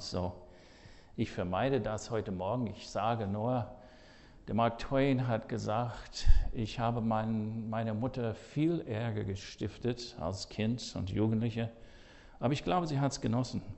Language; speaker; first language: German; non-native, fluent; English